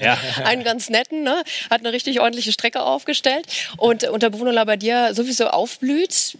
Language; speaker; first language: German; native; German